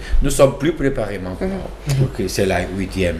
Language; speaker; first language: French; non-native, learner; Portuguese